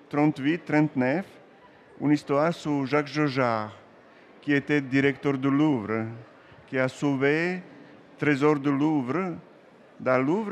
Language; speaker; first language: French; non-native, learner; Serbian